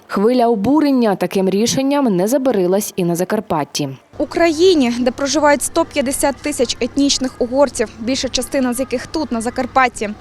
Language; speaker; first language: Ukrainian; native; Ukrainian